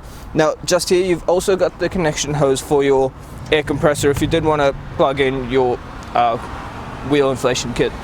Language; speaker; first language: English; native; English